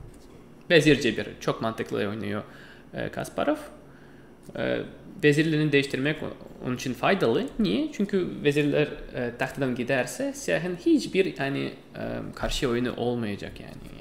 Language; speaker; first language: Turkish; non-native, fluent; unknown